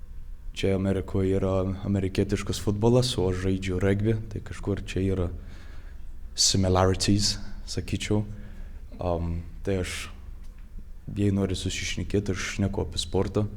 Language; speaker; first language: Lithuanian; early bilingual, heritage; Lithuanian